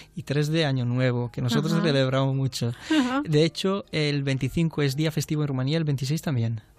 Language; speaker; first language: Spanish; non-native, fluent; Romanian